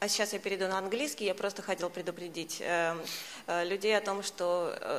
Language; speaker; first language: Russian; native; Russian